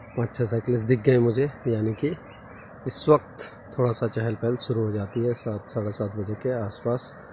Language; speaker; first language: Hindi; native; Hindi